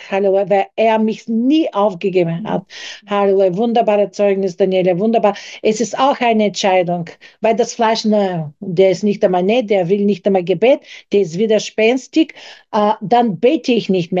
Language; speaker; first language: German; non-native, fluent; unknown